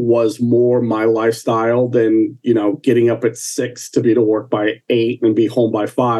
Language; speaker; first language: English; native; English